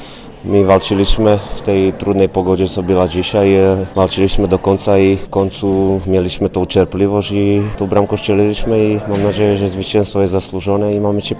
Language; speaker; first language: Polish; non-native, fluent; Slovak